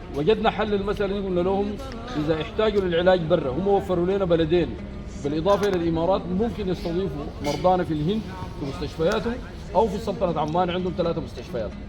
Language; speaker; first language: Arabic; native; Arabic